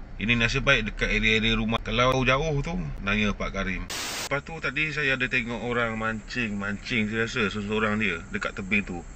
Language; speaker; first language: Malay; native; Malay